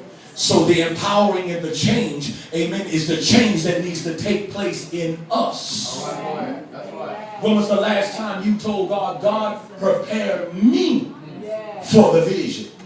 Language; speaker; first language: English; native; English